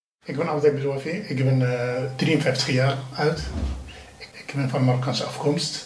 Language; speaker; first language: Dutch; non-native, fluent; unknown